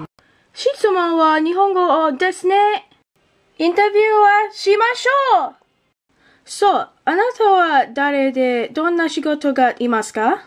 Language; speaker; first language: Japanese; non-native, learner; English